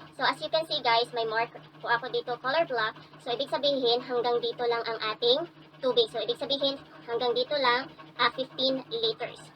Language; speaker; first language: Filipino; non-native, local second language; Cebuano